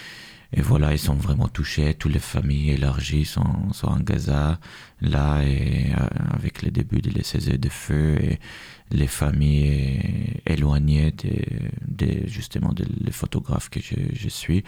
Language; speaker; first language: French; non-native, fluent; Hebrew